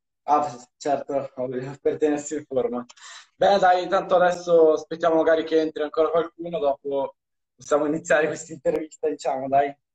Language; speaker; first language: Italian; native; Italian